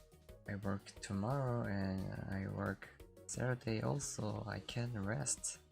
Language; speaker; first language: English; non-native, learner; Korean